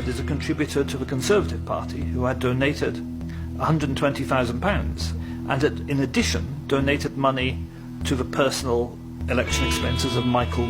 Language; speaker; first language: English; native; English